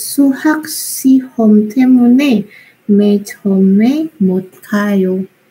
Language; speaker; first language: Korean; non-native, learner; Indonesian